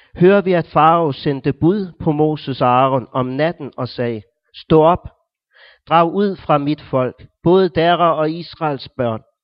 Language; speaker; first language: Danish; native; Danish